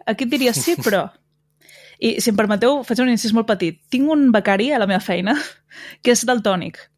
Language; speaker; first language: Catalan; native; Catalan